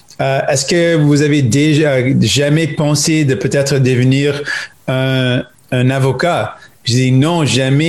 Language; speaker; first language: French; non-native, local second language; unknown